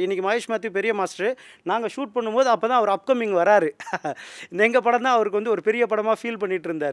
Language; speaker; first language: Tamil; native; Tamil